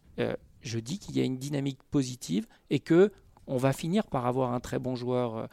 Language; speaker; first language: French; native; French